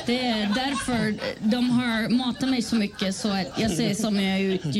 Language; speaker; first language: Swedish; non-native, fluent; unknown